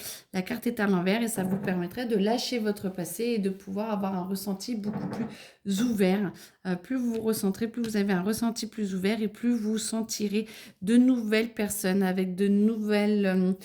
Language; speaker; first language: French; native; French